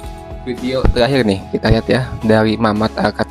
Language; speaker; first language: Indonesian; native; Indonesian